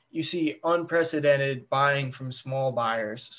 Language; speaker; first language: English; native; English